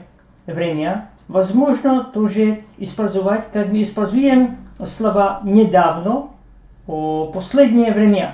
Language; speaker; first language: Russian; non-native, fluent; Slovak